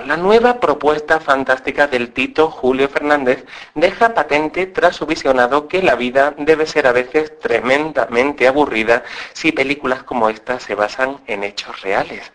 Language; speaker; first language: Spanish; native; Spanish